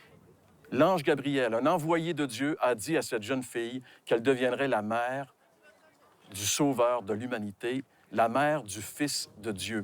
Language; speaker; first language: French; native; French